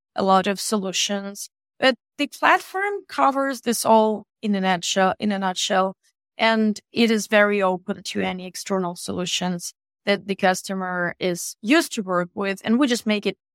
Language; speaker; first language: English; non-native, fluent; Ukrainian